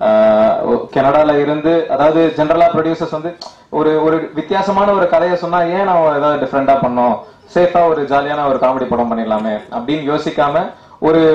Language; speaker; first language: Tamil; native; Tamil